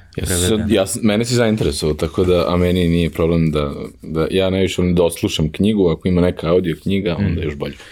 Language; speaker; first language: Serbian; native; Serbian